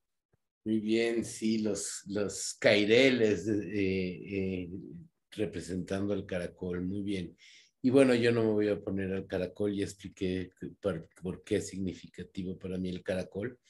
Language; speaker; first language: Spanish; native; Spanish